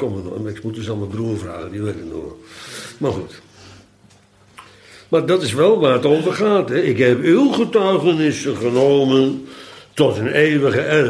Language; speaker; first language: Dutch; native; Dutch